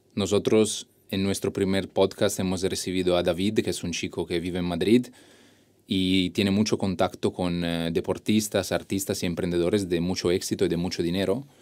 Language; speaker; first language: Spanish; non-native, fluent; Italian